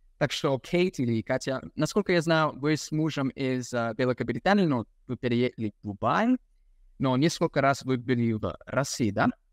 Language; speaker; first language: Russian; non-native, fluent; English